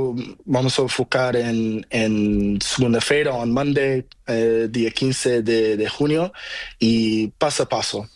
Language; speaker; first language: Spanish; non-native, learner; Portuguese